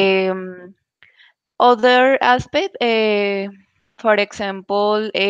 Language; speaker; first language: English; non-native, learner; Spanish